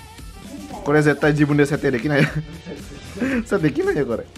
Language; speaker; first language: Japanese; non-native, fluent; Indonesian